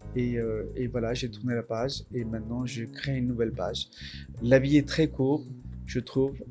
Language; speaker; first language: French; non-native, fluent; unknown